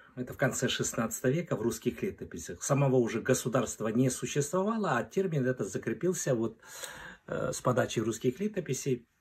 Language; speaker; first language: Russian; non-native, local second language; Kazakh